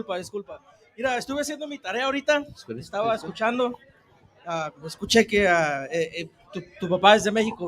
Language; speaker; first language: Spanish; native; Spanish